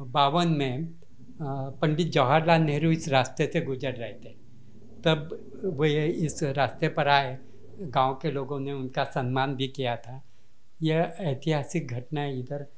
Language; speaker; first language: Hindi; non-native, local second language; Marathi